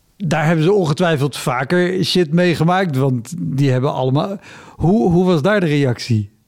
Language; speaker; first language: Dutch; native; Dutch